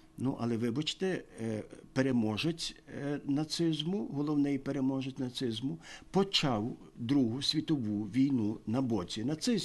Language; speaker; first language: Ukrainian; native; Ukrainian